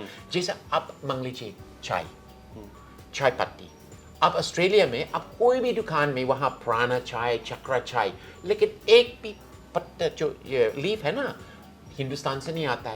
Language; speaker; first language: Hindi; non-native, fluent; English